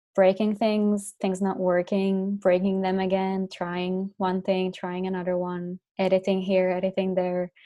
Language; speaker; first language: English; non-native, fluent; Finnish